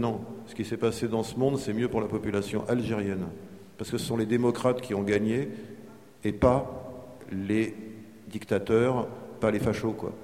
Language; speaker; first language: French; native; French